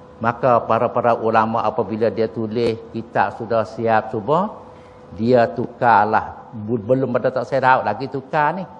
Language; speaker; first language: Malay; native; Malay